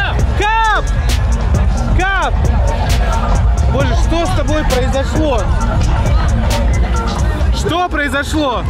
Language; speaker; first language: Russian; native; Russian